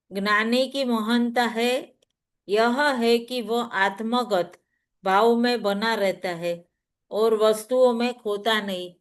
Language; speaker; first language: Hindi; non-native, local second language; Gujarati